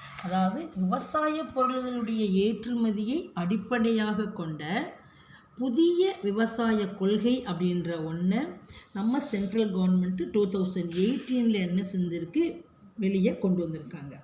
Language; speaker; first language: Tamil; native; Tamil